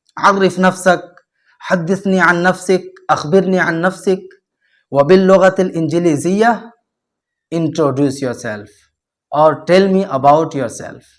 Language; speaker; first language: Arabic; non-native, fluent; Urdu